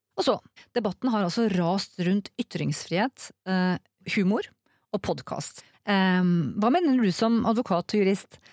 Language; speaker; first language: Norwegian; native; Norwegian